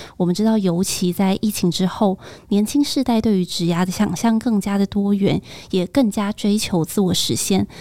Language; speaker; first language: Chinese; native; Chinese